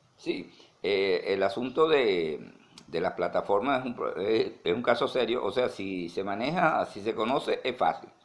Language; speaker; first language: Spanish; native; Spanish